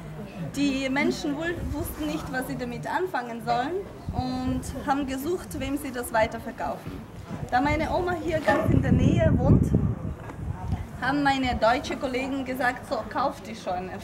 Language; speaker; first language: German; non-native, fluent; Ukrainian